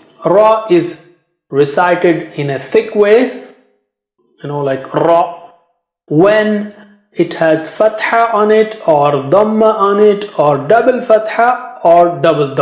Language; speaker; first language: English; non-native, fluent; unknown